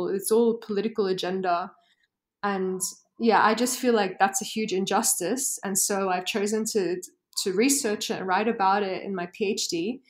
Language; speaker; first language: English; native; English